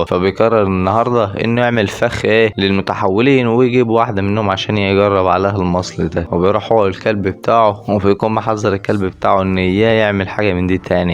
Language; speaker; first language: Arabic; native; Arabic